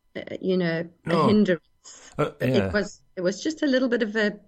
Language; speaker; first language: English; native; English